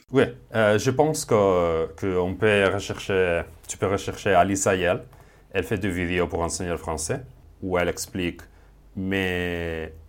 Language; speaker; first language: French; non-native, fluent; Spanish